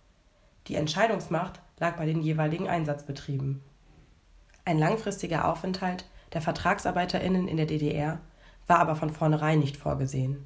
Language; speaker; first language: German; native; German